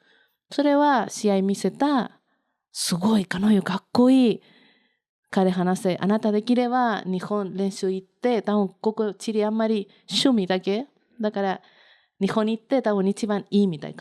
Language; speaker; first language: Japanese; non-native, learner; Spanish